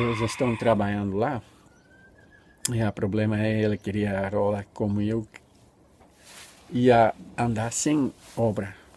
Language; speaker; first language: Portuguese; non-native, fluent; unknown